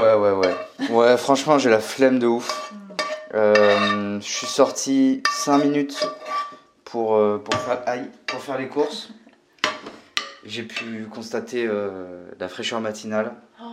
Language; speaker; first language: French; native; French